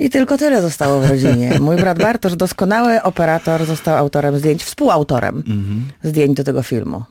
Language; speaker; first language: Polish; native; Polish